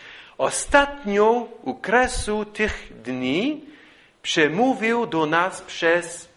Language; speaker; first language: Polish; non-native, fluent; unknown